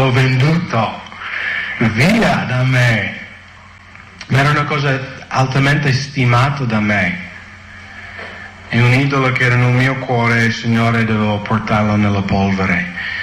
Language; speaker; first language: Italian; non-native, fluent; English